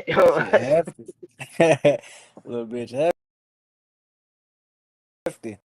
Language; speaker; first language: English; native; English